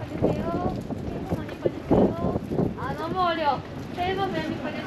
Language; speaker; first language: Korean; non-native, learner; Japanese